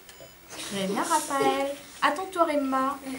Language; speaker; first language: French; native; French